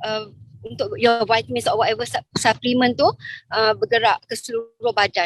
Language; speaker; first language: Malay; native; Malay